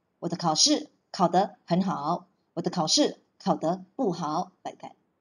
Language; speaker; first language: Chinese; non-native, fluent; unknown